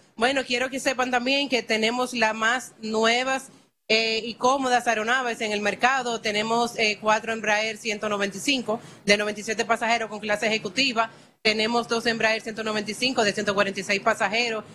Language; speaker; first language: Spanish; native; Spanish